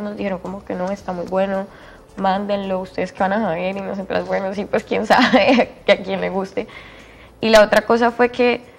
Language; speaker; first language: Spanish; native; Spanish